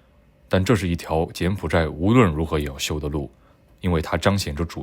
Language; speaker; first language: Chinese; native; Chinese